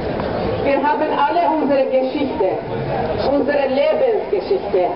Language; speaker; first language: German; non-native, fluent; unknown